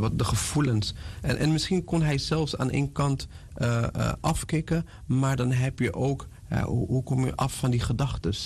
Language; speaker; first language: Dutch; non-native, fluent; Portuguese